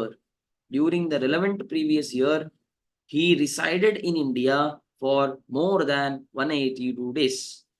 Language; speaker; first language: English; non-native, local second language; Kannada